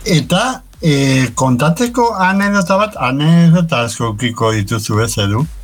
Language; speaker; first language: Basque; native; Basque